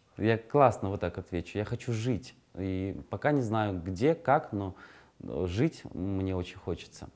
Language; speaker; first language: Russian; native; Russian